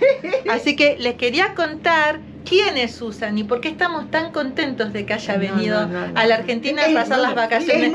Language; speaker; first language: Spanish; native; Spanish